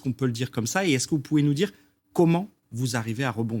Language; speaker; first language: French; native; French